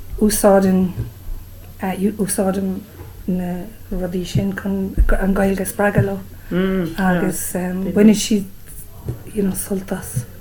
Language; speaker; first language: Irish; non-native, local second language; English